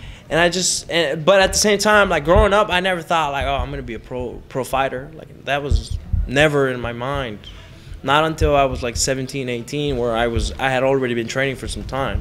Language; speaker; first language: English; early bilingual, other home language; Spanish